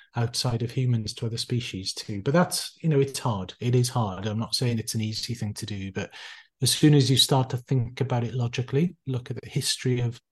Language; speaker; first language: English; native; English